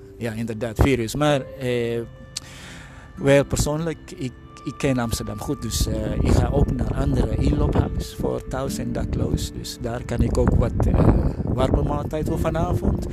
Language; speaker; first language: Dutch; non-native, fluent; Indonesian